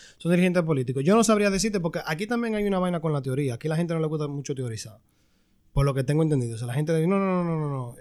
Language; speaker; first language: Spanish; native; Spanish